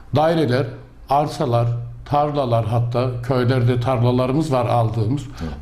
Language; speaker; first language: Turkish; native; Turkish